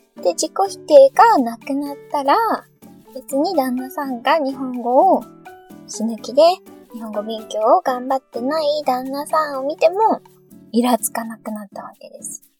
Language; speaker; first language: Japanese; native; Japanese